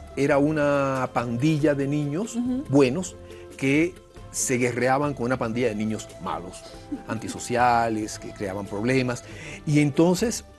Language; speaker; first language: Spanish; native; Spanish